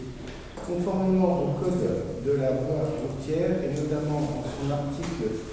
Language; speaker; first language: French; native; French